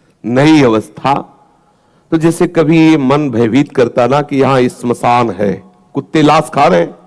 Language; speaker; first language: Hindi; native; Hindi